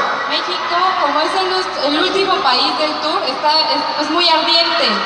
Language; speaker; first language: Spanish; non-native, learner; Korean